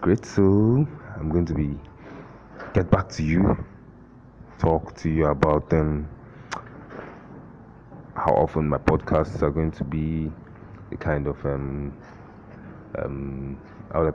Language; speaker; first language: English; non-native, local second language; Igbo